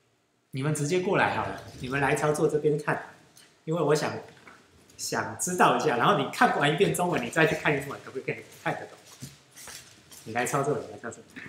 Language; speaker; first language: Chinese; native; Chinese